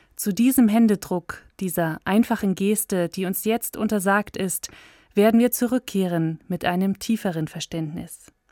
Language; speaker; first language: German; native; German